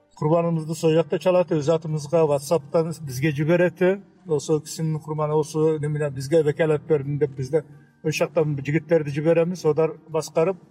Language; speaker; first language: Kazakh; early bilingual, heritage; Kazakh